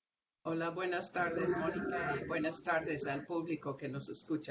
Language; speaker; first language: Spanish; non-native, fluent; English